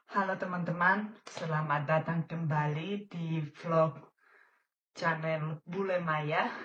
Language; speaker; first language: Indonesian; non-native, fluent; Spanish